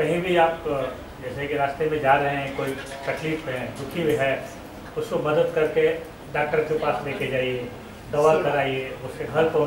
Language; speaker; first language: Hindi; non-native, learner; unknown